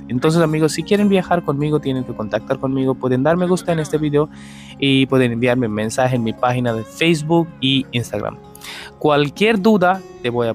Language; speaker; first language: Spanish; non-native, learner; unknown